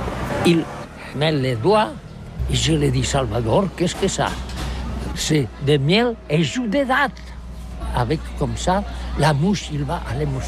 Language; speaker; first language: French; non-native, learner; Catalan